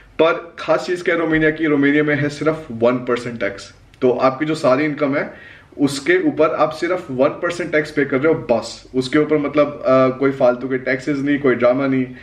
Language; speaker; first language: Hindi; native; Hindi